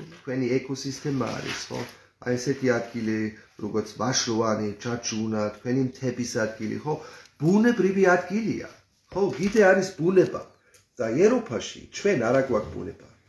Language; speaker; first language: Georgian; non-native, learner; German